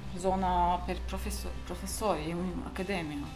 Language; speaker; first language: Italian; non-native, learner; Turkish